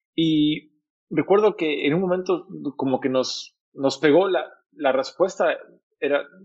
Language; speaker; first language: Spanish; native; Spanish